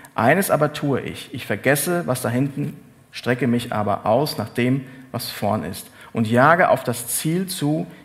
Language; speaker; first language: German; native; German